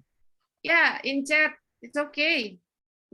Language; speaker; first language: English; non-native, learner; Indonesian